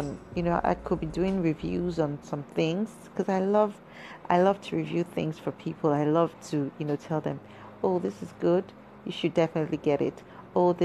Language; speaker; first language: English; non-native, local second language; Yoruba